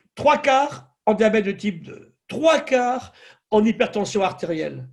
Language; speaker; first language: French; native; French